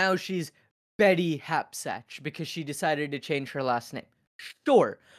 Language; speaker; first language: English; native; English